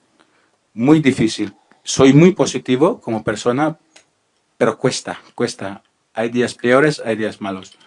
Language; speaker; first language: Spanish; non-native, learner; Filipino